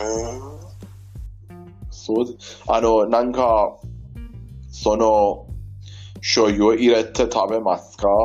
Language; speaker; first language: Japanese; non-native, learner; Persian